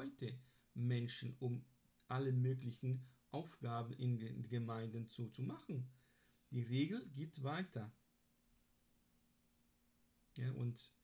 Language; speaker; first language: German; non-native, fluent; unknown